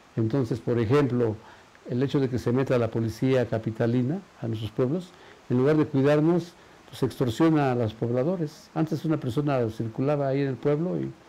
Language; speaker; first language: Spanish; native; Spanish